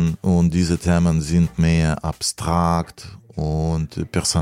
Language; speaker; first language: German; non-native, fluent; Russian